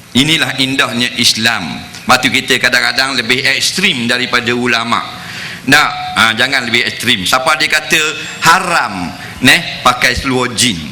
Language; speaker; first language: Malay; native; Malay